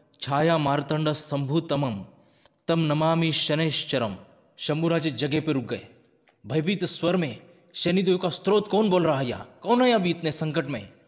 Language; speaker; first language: Hindi; non-native, local second language; Marathi